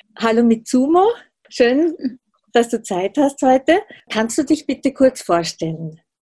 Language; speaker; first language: German; native; German